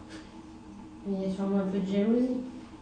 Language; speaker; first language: French; native; French